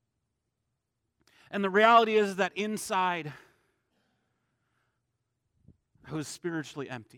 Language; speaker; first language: English; native; English